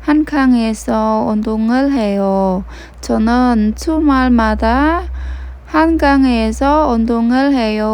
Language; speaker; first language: Korean; non-native, learner; Khmer